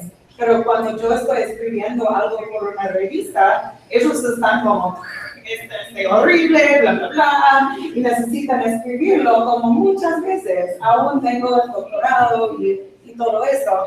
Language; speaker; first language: Spanish; non-native, fluent; English